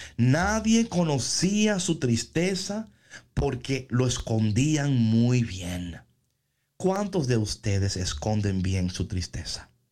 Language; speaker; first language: Spanish; native; Spanish